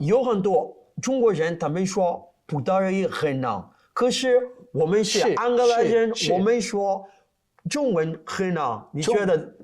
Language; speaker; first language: Chinese; non-native, learner; Portuguese